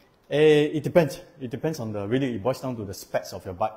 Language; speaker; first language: English; non-native, local second language; Chinese